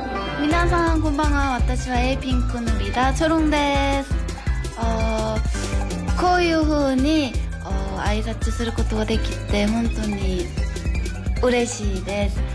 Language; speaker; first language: Japanese; non-native, learner; Korean